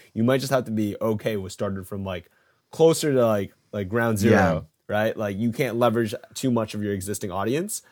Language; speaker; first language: English; native; English